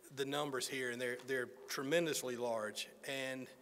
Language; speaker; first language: English; native; English